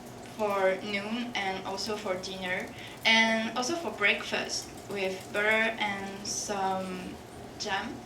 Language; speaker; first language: English; non-native, fluent; French